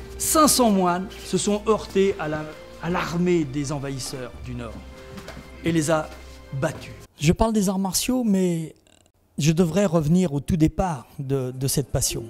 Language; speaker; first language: French; native; French